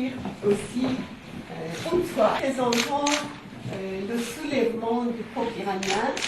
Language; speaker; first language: French; non-native, fluent; Persian